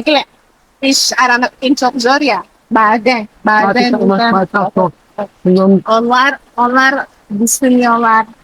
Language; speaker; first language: Turkish; non-native, learner; Indonesian